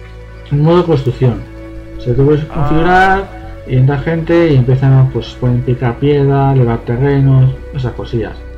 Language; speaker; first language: Spanish; native; Spanish